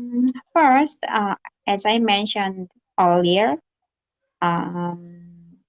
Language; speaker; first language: English; non-native, learner; Korean